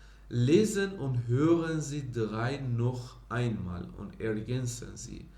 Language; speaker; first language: German; non-native, fluent; Persian